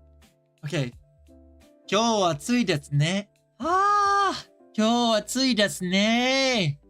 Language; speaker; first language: Japanese; non-native, learner; English